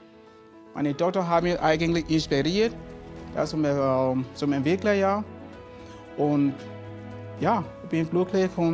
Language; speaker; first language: German; non-native, learner; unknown